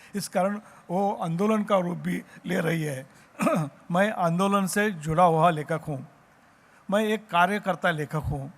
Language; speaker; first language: Hindi; non-native, local second language; Marathi